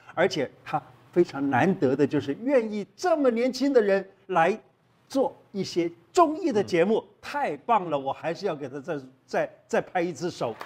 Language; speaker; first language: Chinese; native; Chinese